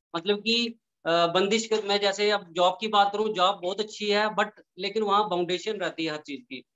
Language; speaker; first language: Hindi; native; Hindi